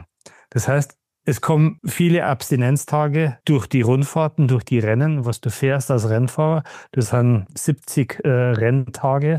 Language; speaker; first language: German; native; German